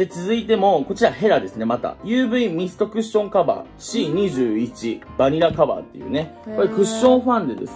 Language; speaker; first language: Japanese; native; Japanese